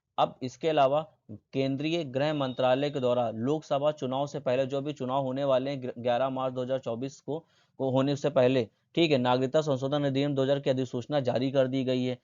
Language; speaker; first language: Hindi; native; Hindi